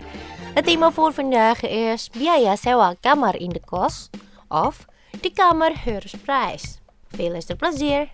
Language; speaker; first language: Dutch; non-native, fluent; Indonesian